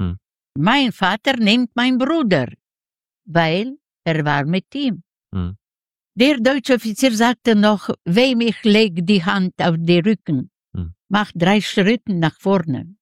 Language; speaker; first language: German; non-native, learner; Yiddish